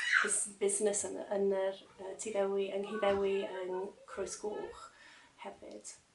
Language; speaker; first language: Welsh; non-native, learner; English